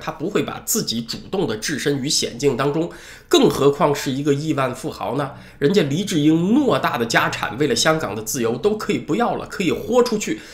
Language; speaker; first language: Chinese; native; Chinese